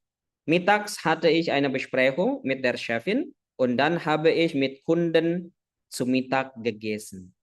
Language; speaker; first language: German; non-native, fluent; Indonesian